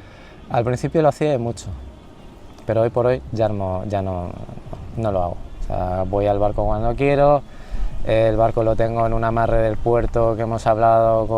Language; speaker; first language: Spanish; native; Spanish